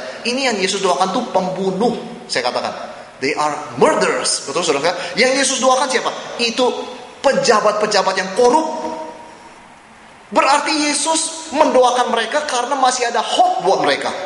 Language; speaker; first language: Indonesian; native; Indonesian